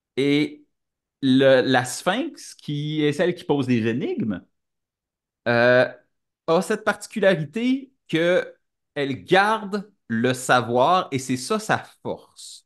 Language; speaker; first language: French; native; French